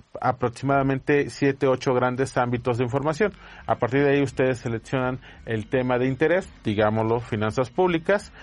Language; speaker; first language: Spanish; native; Spanish